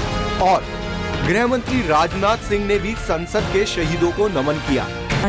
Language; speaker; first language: Hindi; native; Hindi